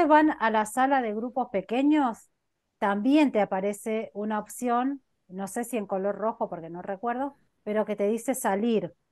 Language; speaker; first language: Spanish; native; Spanish